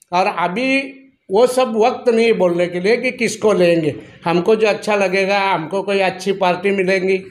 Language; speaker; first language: Hindi; non-native, local second language; Marathi